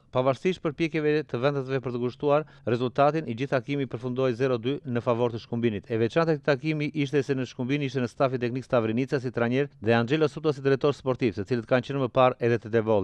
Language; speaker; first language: Albanian; native; Albanian